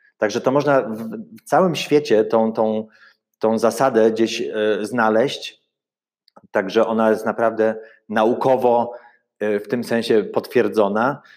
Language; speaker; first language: Polish; early bilingual, heritage; Polish